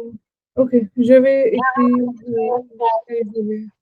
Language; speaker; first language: French; non-native, learner; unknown